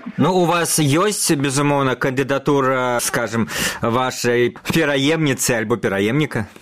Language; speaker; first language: Belarusian; native; Belarusian